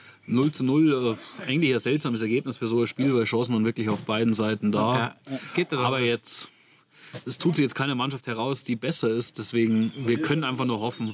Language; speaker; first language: German; native; German